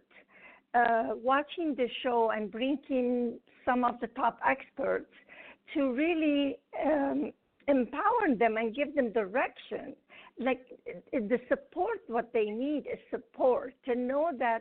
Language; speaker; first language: English; non-native, fluent; Arabic